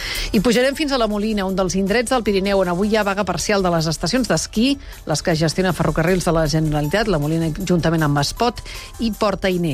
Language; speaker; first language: Catalan; native; Catalan